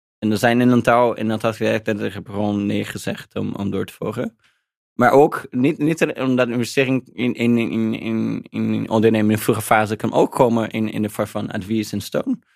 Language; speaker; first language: Dutch; non-native, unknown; Portuguese